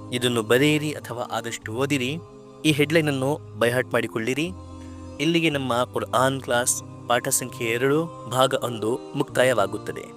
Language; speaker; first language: Kannada; non-native, local second language; Urdu